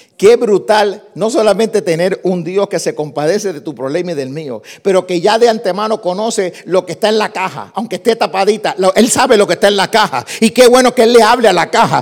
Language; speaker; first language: Spanish; early bilingual, heritage; Spanish